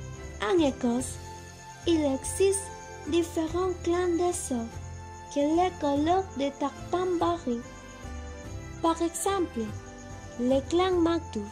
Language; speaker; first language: French; non-native, learner; Spanish